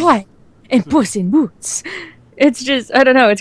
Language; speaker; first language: English; native; English